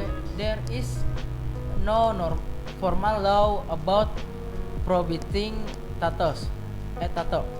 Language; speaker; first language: English; non-native, learner; Indonesian